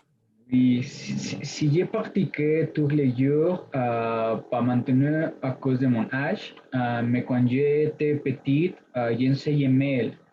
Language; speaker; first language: French; non-native, learner; Spanish